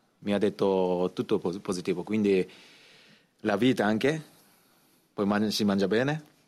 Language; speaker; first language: Italian; non-native, learner; Japanese